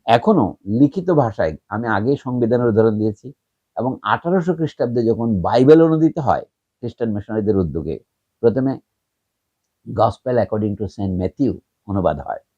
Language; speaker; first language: Bangla; native; Bangla